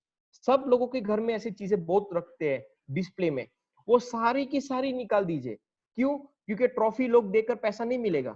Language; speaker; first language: Hindi; native; Hindi